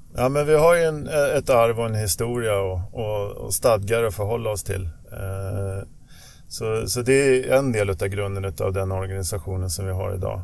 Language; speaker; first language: Swedish; native; Swedish